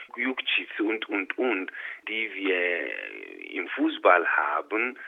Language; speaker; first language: German; non-native, fluent; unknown